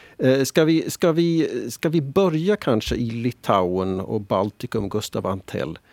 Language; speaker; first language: Swedish; native; Swedish